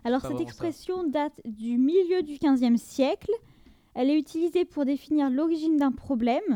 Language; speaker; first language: French; native; French